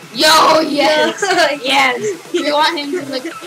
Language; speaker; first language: English; native; English